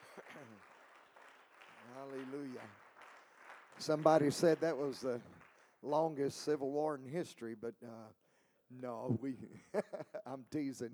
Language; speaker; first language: English; native; English